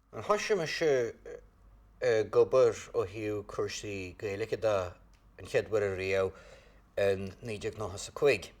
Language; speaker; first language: Irish; native; Irish